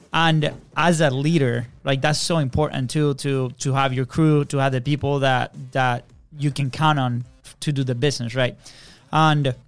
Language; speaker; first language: English; non-native, fluent; Spanish